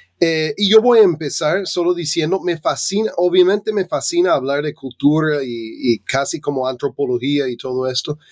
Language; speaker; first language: Spanish; non-native, fluent; English